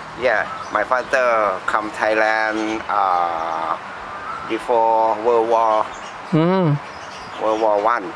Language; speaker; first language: English; non-native, learner; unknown